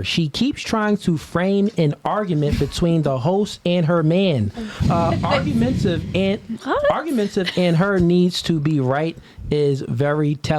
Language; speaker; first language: English; native; English